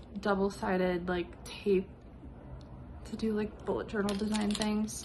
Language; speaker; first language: English; native; English